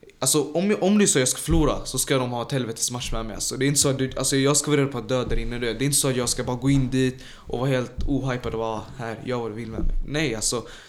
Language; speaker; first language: Swedish; early bilingual, other home language; Tajik